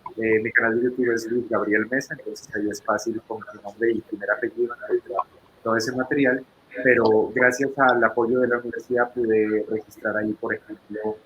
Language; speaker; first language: Spanish; native; Spanish